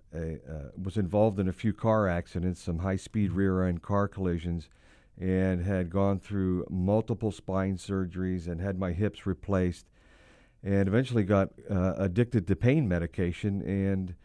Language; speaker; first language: English; native; English